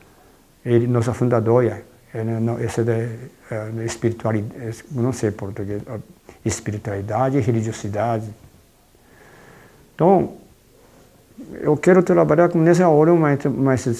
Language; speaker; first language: Portuguese; non-native, fluent; Japanese